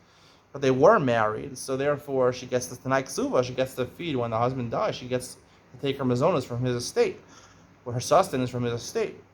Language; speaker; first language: English; native; English